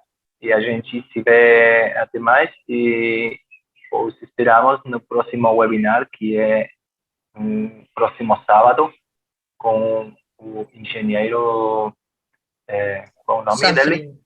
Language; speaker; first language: Portuguese; non-native, fluent; Spanish